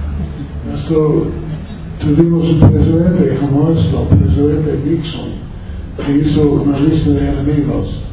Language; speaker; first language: Spanish; non-native, learner; English